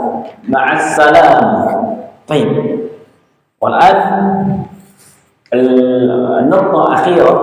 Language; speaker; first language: Arabic; non-native, fluent; Indonesian